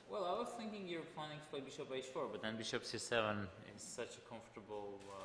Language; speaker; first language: English; non-native, fluent; Armenian